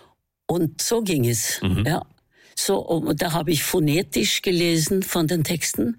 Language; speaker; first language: German; non-native, fluent; Norwegian